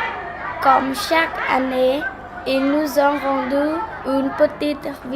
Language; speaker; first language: French; non-native, learner; Khmer